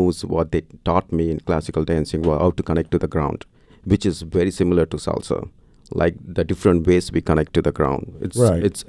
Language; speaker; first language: English; non-native, local second language; Tamil